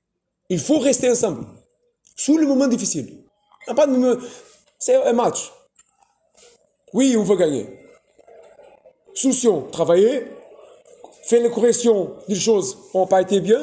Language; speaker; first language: French; non-native, fluent; Portuguese